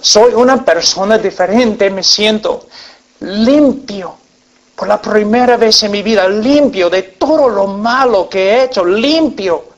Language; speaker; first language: Spanish; non-native, fluent; English